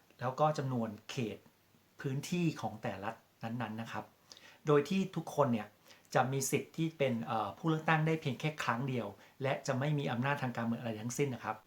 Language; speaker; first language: Thai; native; Thai